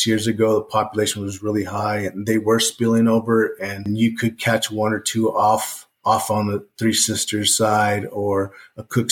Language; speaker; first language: English; native; English